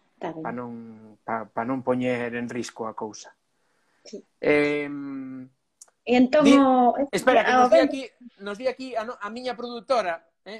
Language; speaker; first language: Galician; non-native, local second language; Spanish